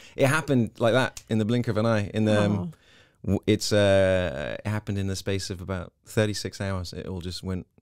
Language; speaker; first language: English; native; English